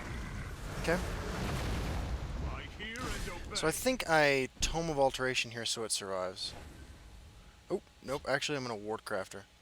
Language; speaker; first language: English; native; English